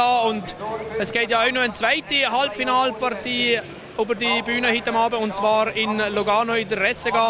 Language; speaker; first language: German; native; German